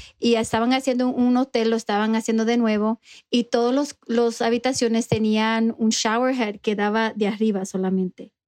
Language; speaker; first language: Spanish; early bilingual, heritage; Spanish